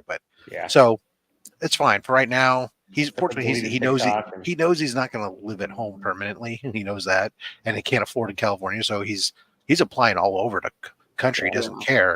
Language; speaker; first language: English; native; English